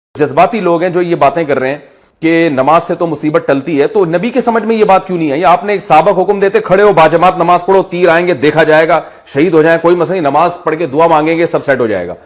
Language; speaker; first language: Urdu; native; Urdu